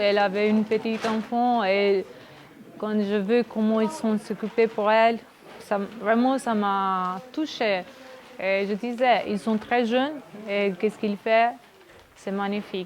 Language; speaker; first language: French; non-native, learner; Albanian